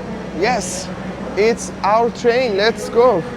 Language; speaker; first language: English; non-native, fluent; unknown